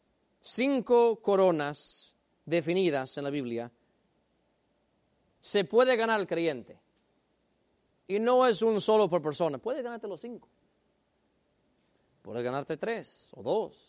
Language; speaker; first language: Spanish; native; Spanish